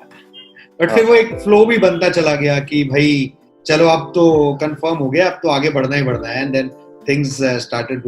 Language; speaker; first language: Hindi; native; Hindi